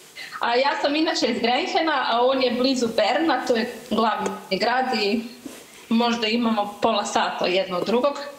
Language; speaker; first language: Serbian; early bilingual, heritage; Serbian